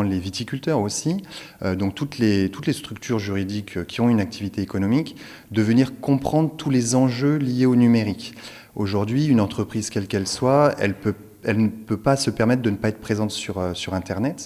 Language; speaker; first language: French; native; French